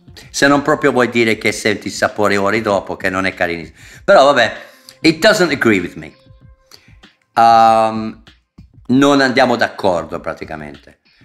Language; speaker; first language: Italian; non-native, fluent; English